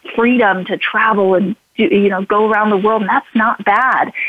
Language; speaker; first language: English; native; English